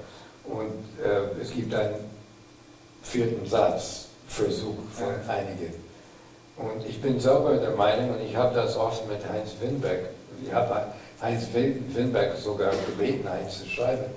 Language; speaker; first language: German; non-native, fluent; English